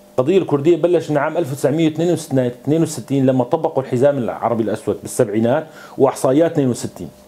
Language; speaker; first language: Arabic; non-native, local second language; Kurdish